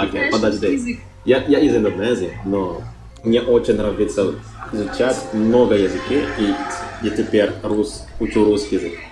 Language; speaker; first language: Russian; non-native, learner; Indonesian